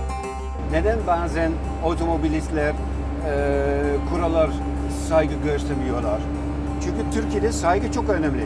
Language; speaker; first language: Turkish; non-native, fluent; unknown